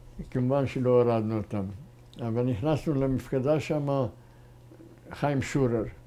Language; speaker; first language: Hebrew; non-native, fluent; German